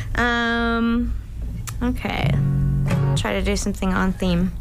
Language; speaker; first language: English; native; English